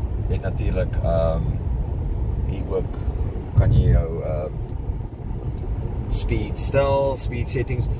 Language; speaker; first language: Afrikaans; native; Afrikaans